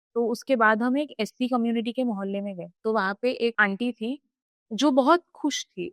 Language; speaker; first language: Hindi; non-native, local second language; Marathi